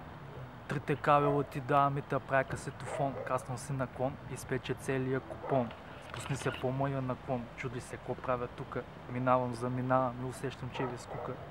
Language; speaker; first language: Bulgarian; native; Bulgarian